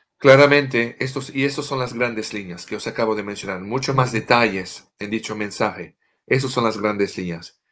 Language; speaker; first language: Spanish; non-native, fluent; French